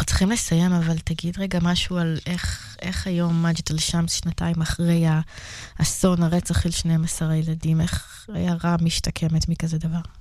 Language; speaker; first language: Hebrew; native; Hebrew